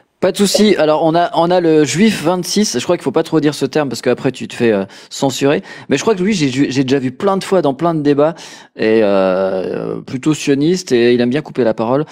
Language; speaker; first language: French; native; French